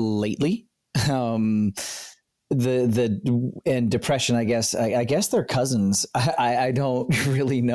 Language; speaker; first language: English; native; English